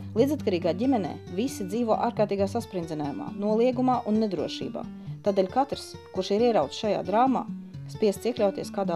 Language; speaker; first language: Latvian; native; Latvian